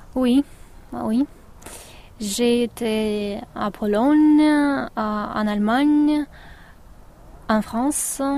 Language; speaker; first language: French; non-native, learner; Russian